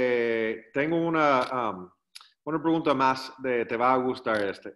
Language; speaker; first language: Spanish; non-native, learner; English